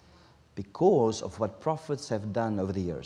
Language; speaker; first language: English; non-native, local second language; Afrikaans